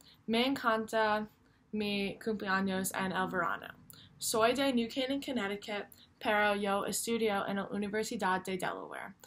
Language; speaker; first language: Spanish; non-native, learner; English